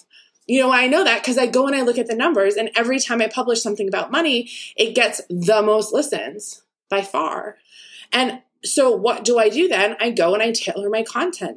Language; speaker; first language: English; native; English